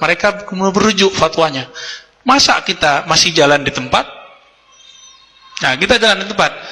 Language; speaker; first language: Indonesian; native; Indonesian